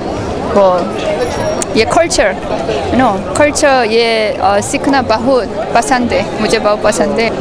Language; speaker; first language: Hindi; non-native, learner; Korean